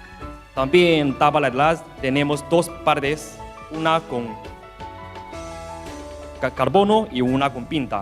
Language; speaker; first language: Spanish; non-native, learner; Chinese